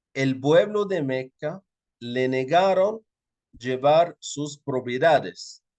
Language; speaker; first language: Spanish; non-native, fluent; Arabic